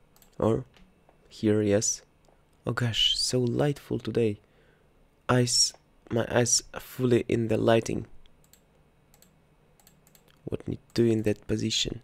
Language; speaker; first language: English; non-native, learner; Russian